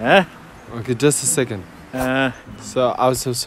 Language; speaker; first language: English; non-native, learner; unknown